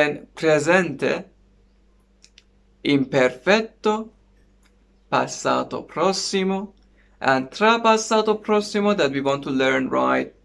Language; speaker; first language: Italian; non-native, fluent; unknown